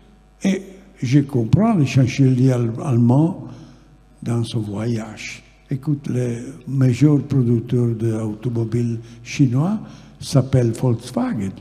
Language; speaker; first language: French; non-native, fluent; Italian